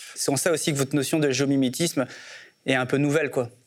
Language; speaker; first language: French; native; French